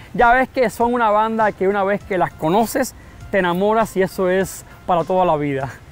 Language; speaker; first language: Spanish; native; Spanish